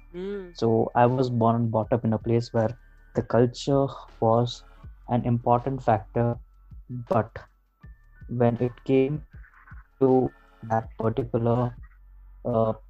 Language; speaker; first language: English; non-native, local second language; Hindi